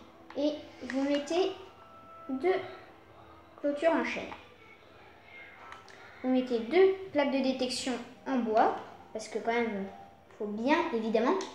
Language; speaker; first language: French; native; French